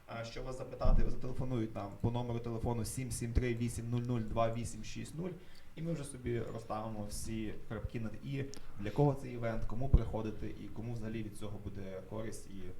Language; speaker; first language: Ukrainian; native; Ukrainian